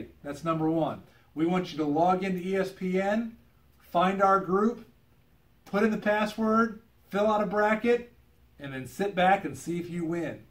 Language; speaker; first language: English; native; English